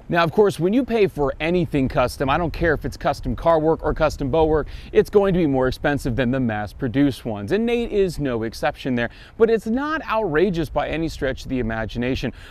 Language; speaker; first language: English; native; English